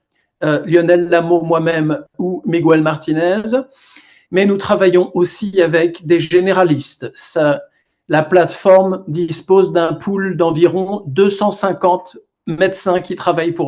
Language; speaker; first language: French; native; French